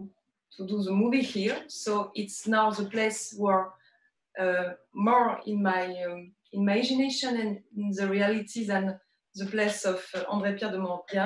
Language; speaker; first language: English; non-native, learner; French